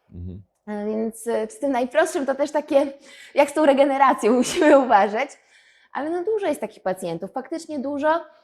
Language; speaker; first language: Polish; native; Polish